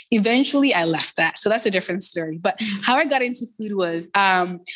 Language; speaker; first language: English; early bilingual, other home language; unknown